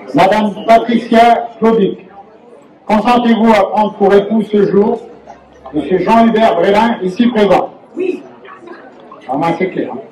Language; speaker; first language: French; native; French